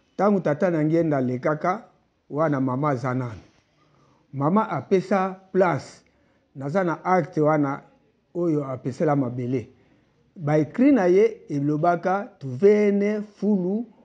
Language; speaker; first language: Lingala; non-native, local second language; Kongo